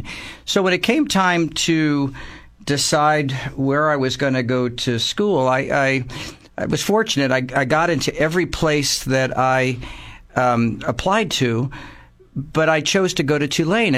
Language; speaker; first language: English; native; English